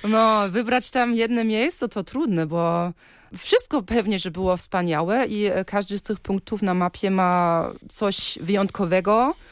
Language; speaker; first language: Polish; early bilingual, heritage; Polish